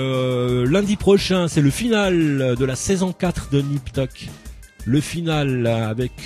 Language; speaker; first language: French; native; French